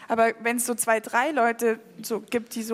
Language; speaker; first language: German; native; German